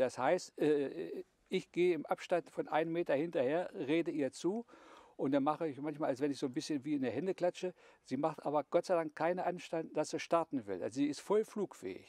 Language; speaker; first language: German; native; German